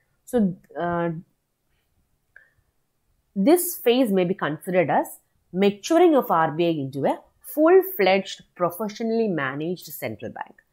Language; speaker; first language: English; non-native, local second language; Malayalam